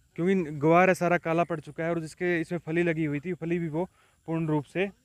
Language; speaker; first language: Hindi; native; Hindi